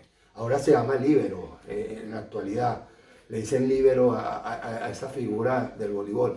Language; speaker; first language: Spanish; native; Spanish